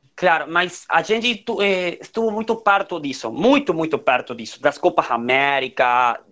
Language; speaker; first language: Portuguese; non-native, learner; Spanish